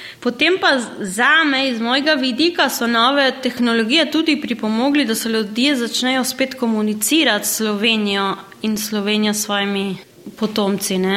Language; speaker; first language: Slovenian; early bilingual, heritage; Slovenian